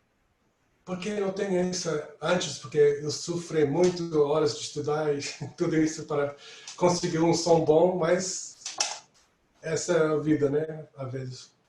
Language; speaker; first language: Portuguese; non-native, fluent; English